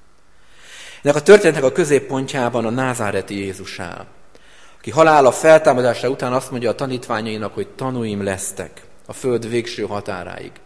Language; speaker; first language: Hungarian; native; Hungarian